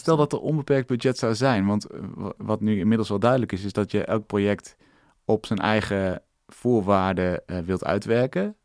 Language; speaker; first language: Dutch; native; Dutch